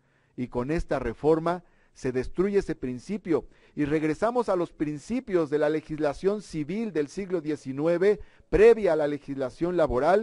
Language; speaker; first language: Spanish; native; Spanish